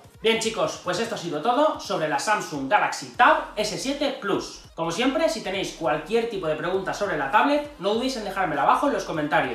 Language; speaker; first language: Spanish; native; Spanish